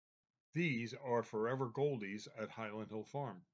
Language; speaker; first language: English; native; English